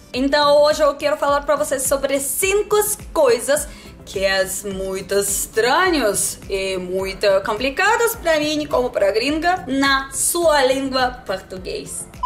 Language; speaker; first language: Portuguese; non-native, learner; Russian